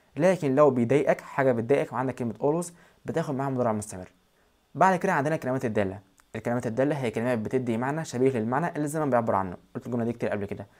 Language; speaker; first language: Arabic; native; Arabic